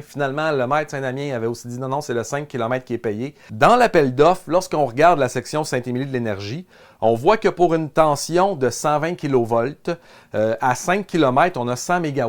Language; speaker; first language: French; native; French